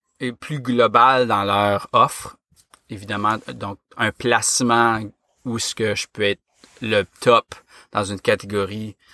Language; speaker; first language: French; native; French